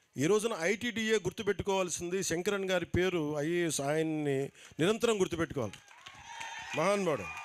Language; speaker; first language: Telugu; native; Telugu